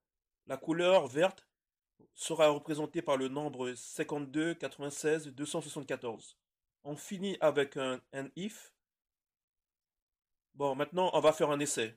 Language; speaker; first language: French; native; French